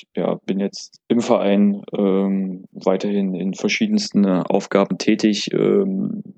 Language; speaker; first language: German; native; German